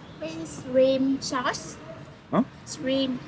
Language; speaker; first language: English; non-native, learner; Vietnamese